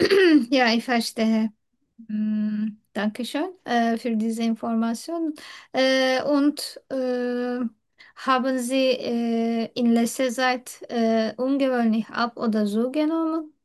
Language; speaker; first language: German; non-native, learner; Turkish